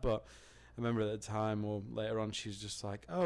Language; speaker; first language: English; native; English